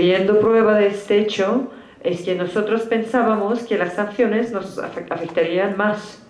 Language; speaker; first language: Spanish; native; Spanish